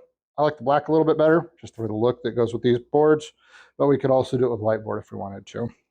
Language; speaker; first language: English; native; English